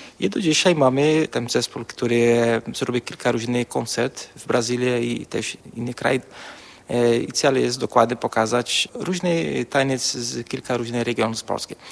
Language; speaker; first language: Polish; early bilingual, heritage; Polish